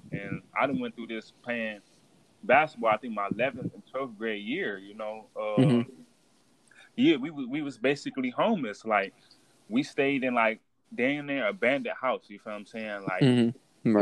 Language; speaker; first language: English; native; English